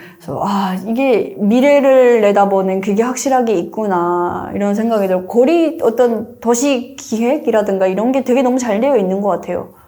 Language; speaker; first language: Korean; native; Korean